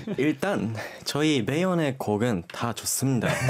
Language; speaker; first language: Korean; non-native, fluent; Japanese